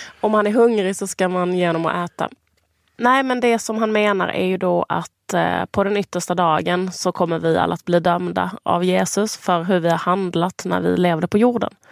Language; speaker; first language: Swedish; native; Swedish